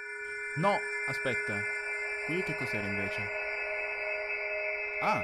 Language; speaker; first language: Italian; native; Italian